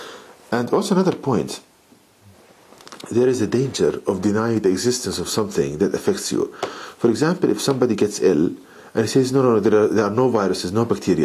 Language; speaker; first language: English; non-native, fluent; Arabic